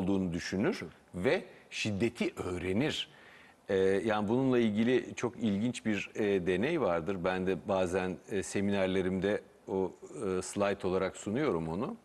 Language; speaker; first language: Turkish; native; Turkish